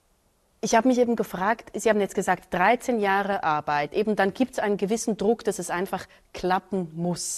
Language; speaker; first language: German; native; German